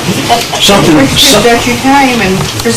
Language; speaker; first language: English; native; English